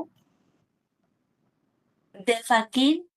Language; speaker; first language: French; non-native, learner; Vietnamese